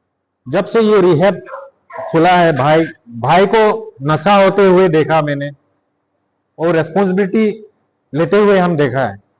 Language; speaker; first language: Hindi; non-native, local second language; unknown